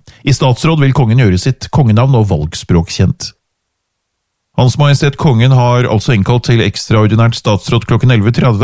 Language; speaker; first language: Norwegian; native; Norwegian